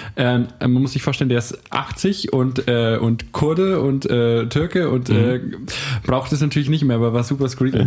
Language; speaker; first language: German; native; German